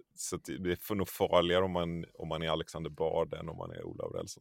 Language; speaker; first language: Swedish; native; Swedish